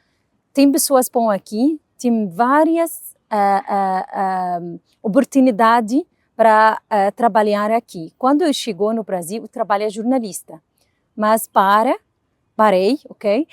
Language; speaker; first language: Portuguese; non-native, learner; Arabic